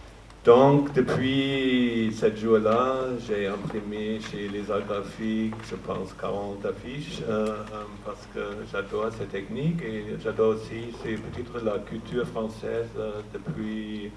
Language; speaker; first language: French; non-native, fluent; German